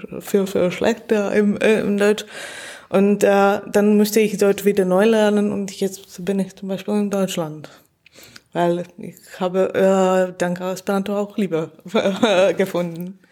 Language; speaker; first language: German; non-native, learner; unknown